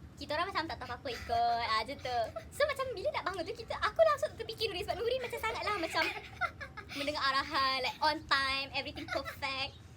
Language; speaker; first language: Malay; native; Malay